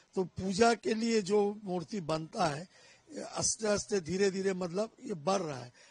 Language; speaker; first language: Hindi; non-native, local second language; Bangla